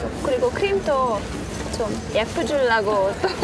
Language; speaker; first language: Korean; non-native, learner; Hungarian